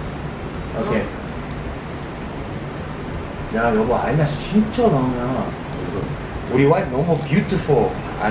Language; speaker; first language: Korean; non-native, learner; English